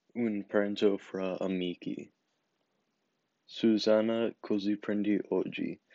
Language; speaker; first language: Italian; non-native, learner; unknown